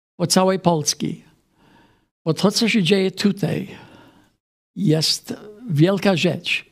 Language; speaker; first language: Polish; non-native, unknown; English